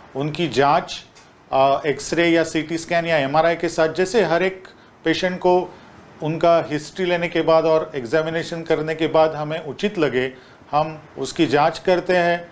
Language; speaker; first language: Hindi; non-native, local second language; Marathi